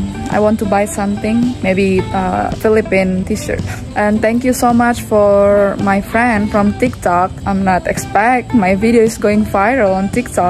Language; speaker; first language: English; non-native, learner; Indonesian